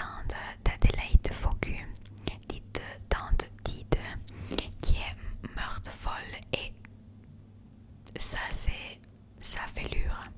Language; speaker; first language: French; non-native, learner; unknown